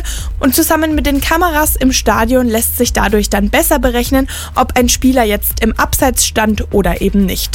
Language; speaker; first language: German; native; German